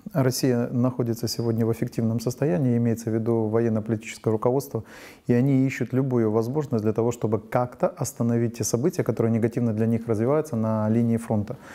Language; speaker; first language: Russian; non-native, local second language; Ukrainian